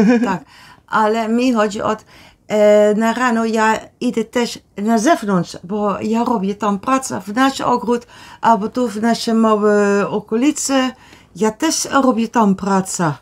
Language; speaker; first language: Polish; non-native, learner; Dutch